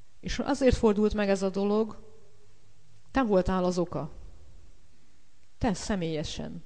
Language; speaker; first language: Hungarian; native; Hungarian